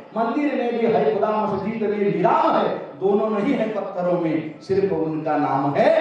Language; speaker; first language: Hindi; non-native, local second language; Marathi